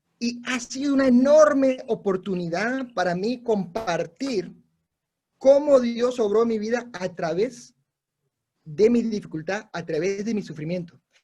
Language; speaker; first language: Spanish; non-native, local second language; English